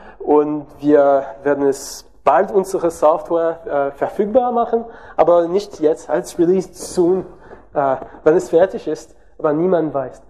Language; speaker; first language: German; non-native, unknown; French